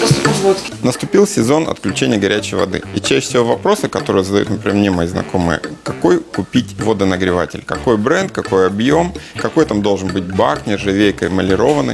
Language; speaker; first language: Russian; native; Russian